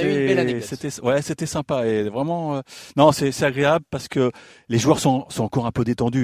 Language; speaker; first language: French; native; French